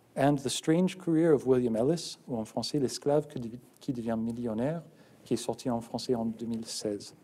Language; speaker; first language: French; non-native, fluent; English